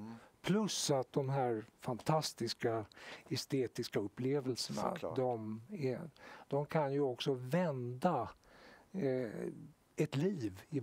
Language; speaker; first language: Swedish; native; Swedish